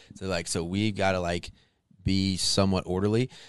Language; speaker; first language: English; native; English